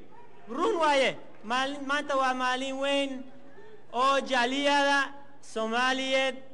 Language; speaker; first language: Somali; non-native, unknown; Spanish